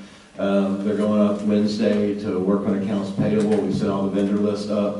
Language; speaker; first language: English; native; English